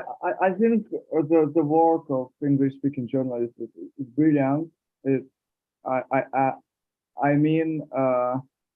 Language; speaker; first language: English; non-native, learner; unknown